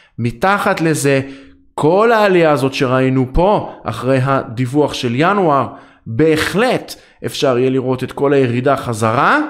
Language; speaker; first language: Hebrew; native; Hebrew